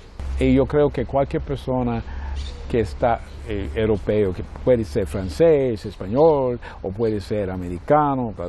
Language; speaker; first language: Spanish; non-native, fluent; Portuguese